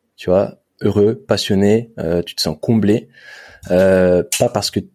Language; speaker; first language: French; native; French